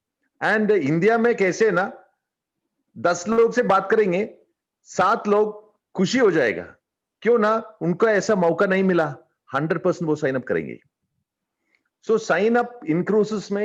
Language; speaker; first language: Hindi; non-native, learner; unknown